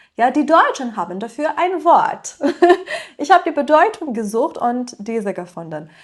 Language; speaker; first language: German; non-native, fluent; Persian